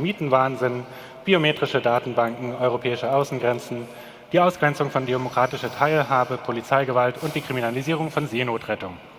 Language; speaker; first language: German; native; German